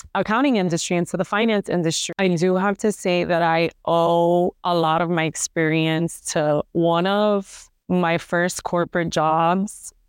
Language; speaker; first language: English; early bilingual, other home language; Spanish